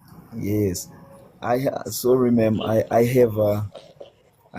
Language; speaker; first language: English; non-native, learner; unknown